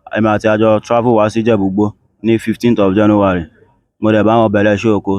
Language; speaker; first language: Yoruba; non-native, local second language; Igbo